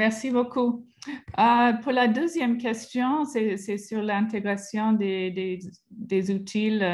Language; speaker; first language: French; non-native, fluent; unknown